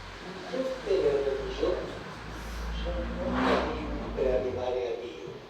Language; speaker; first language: Italian; non-native, fluent; Spanish